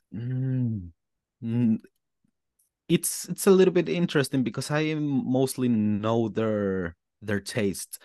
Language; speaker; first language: English; non-native, fluent; Spanish